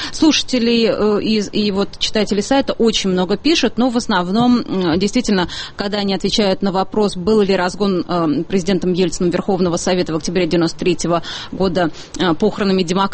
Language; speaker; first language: Russian; native; Russian